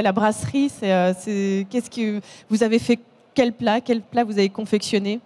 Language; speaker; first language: French; native; French